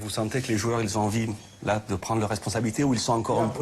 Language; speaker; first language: French; native; French